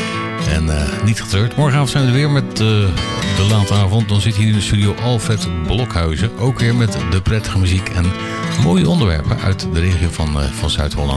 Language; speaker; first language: Dutch; native; Dutch